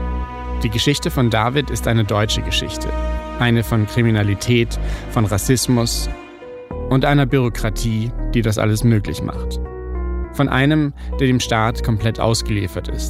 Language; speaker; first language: German; native; German